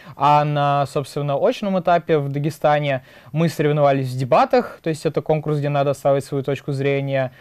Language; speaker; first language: Russian; native; Russian